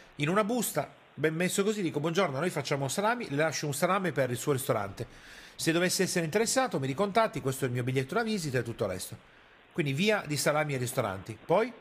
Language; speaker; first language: Italian; native; Italian